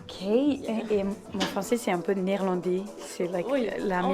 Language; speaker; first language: French; non-native, fluent; Portuguese